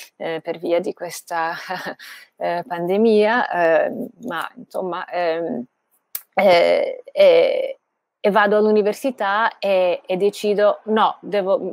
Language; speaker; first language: Italian; non-native, fluent; Bangla